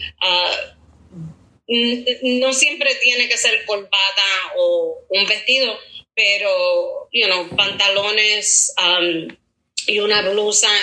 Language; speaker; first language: Spanish; early bilingual, heritage; Spanish